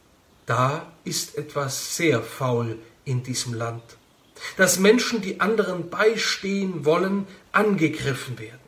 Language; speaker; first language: German; native; German